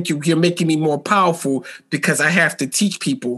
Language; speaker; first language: English; native; English